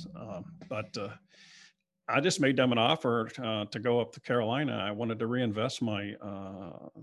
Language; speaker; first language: English; native; English